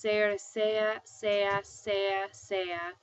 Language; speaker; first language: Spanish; non-native, fluent; English